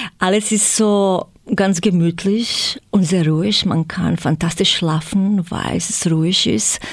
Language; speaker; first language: German; non-native, fluent; Croatian